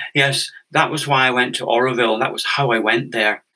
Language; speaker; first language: English; native; English